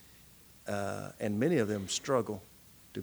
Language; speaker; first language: English; native; English